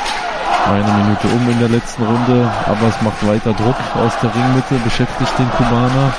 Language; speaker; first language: German; native; German